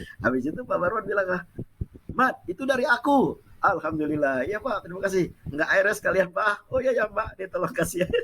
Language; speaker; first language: Indonesian; non-native, local second language; Achinese